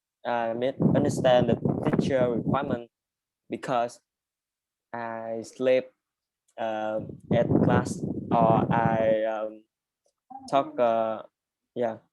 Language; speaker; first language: English; non-native, learner; Vietnamese